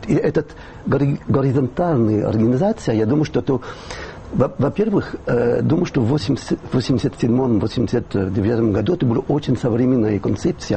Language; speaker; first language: Russian; non-native, fluent; French